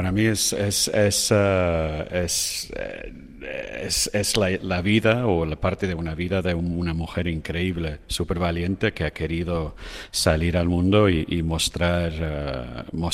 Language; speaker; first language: Spanish; non-native, fluent; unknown